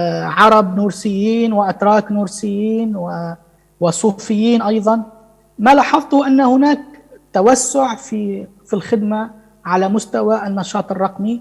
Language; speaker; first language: Arabic; native; Arabic